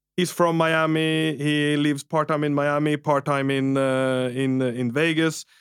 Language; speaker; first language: English; non-native, fluent; Norwegian